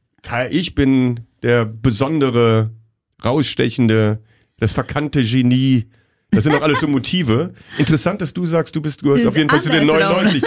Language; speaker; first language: German; native; German